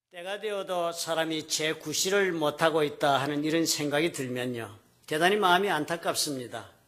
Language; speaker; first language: Korean; native; Korean